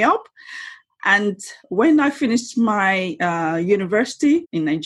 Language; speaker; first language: English; non-native, local second language; Yoruba